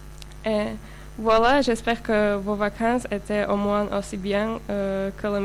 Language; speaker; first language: French; non-native, fluent; Slovak